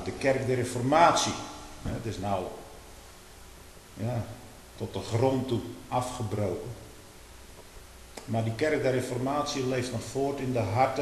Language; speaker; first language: Dutch; native; Dutch